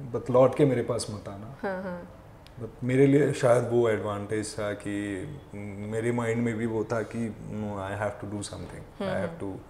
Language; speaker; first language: Hindi; non-native, local second language; Assamese